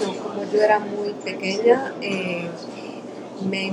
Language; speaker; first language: Spanish; early bilingual, other home language; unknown